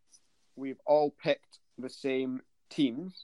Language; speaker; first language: English; native; English